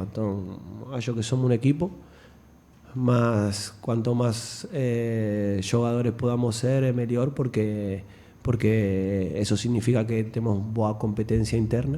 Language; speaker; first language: Portuguese; non-native, fluent; Spanish